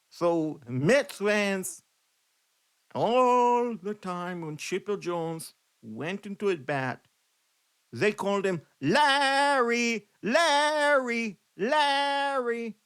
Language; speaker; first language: English; non-native, fluent; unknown